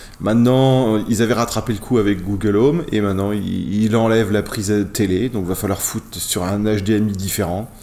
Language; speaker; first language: French; native; French